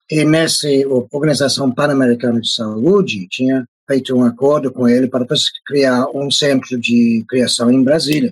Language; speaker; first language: Portuguese; non-native, fluent; English